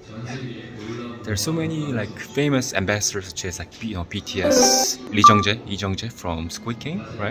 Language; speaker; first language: English; non-native, fluent; Korean